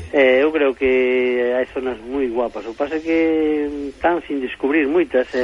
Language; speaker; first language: Galician; native; Galician